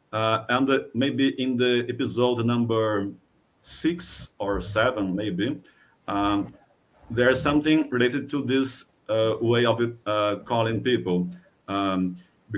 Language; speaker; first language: English; non-native, fluent; Portuguese